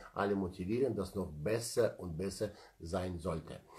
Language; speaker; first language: German; non-native, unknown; Russian